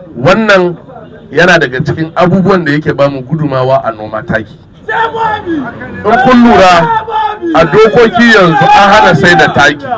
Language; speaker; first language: Hausa; native; Hausa